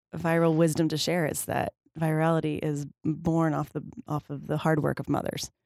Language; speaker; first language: English; native; English